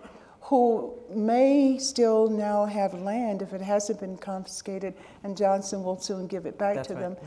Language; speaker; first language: English; native; English